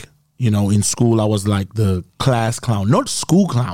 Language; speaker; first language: English; non-native, local second language; Shona